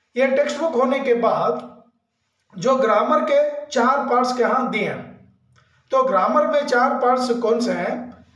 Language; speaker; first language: Hindi; non-native, local second language; Kannada